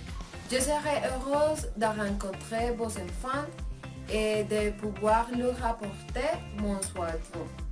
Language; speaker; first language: French; non-native, learner; Spanish